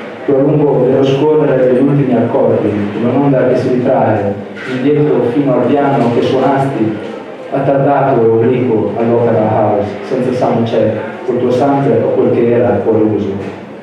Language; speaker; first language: Italian; native; Italian